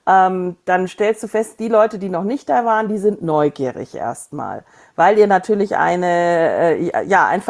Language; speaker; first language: German; native; German